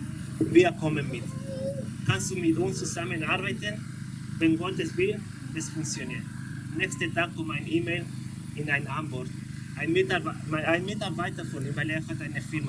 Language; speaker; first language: German; non-native, learner; Spanish